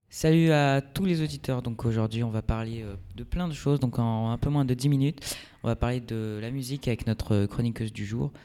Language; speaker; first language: French; native; French